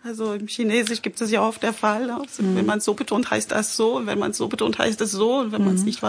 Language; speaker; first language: German; non-native, fluent; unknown